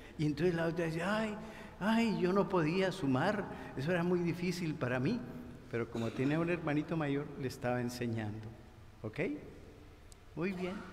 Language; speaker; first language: Spanish; native; Spanish